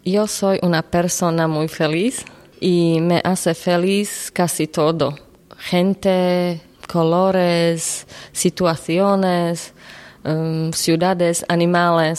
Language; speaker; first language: Spanish; non-native, learner; Slovak